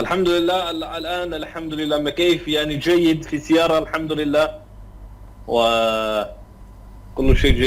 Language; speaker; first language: Arabic; non-native, learner; English